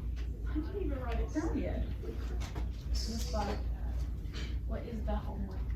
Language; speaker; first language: English; native; English